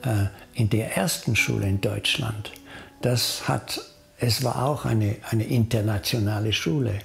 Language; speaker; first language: German; non-native, fluent; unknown